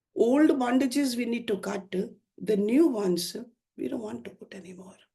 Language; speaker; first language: English; non-native, local second language; Hindi